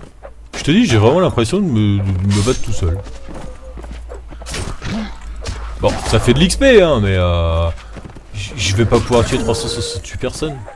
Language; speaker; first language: French; native; French